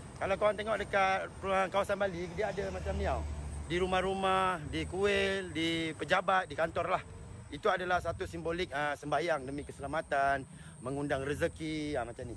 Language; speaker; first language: Malay; native; Malay